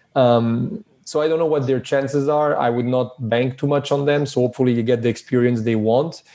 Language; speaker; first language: English; early bilingual, other home language; Serbian